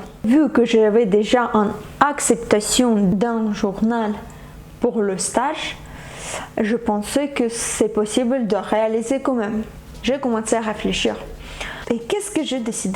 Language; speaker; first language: French; non-native, fluent; Ukrainian